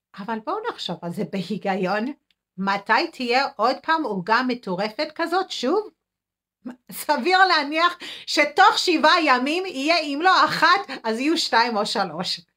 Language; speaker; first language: Hebrew; non-native, fluent; English